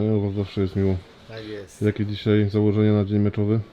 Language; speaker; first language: Polish; native; Polish